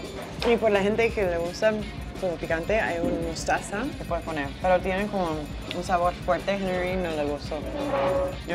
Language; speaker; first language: Spanish; early bilingual, other home language; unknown